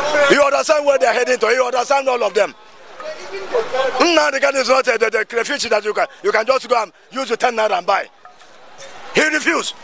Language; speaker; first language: English; non-native, local second language; Igbo